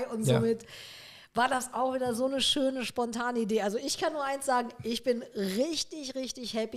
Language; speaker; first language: German; native; German